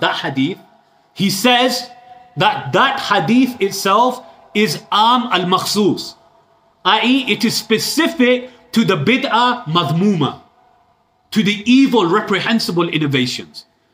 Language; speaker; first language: English; early bilingual, other home language; Urdu